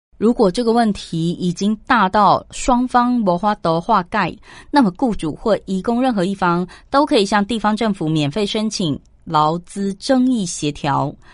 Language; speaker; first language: Chinese; native; Chinese